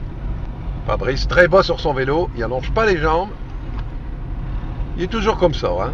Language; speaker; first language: French; native; French